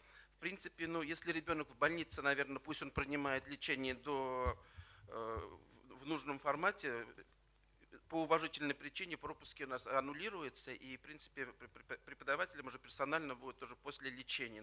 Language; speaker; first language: Russian; native; Russian